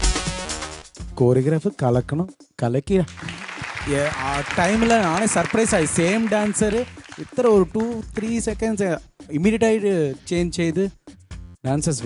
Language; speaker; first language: Malayalam; non-native, learner; Tamil